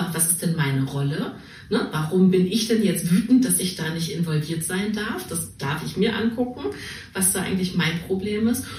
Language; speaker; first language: German; native; German